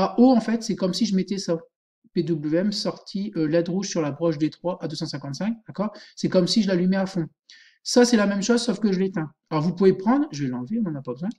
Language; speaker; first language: French; native; French